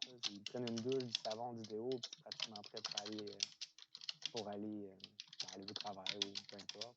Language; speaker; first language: French; native; French